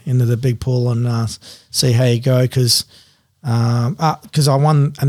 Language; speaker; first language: English; native; English